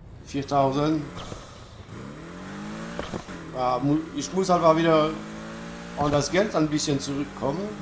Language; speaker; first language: German; non-native, fluent; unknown